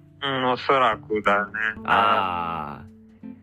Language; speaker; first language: Japanese; non-native, learner; English